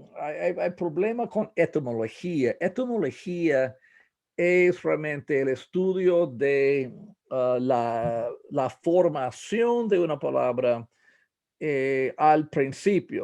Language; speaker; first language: Spanish; non-native, fluent; English